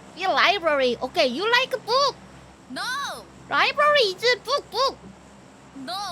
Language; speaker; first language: English; non-native, learner; Korean